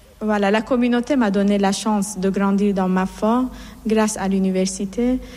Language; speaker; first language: French; non-native, fluent; Persian